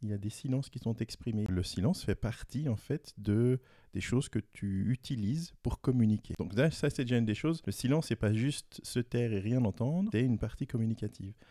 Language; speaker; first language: French; native; French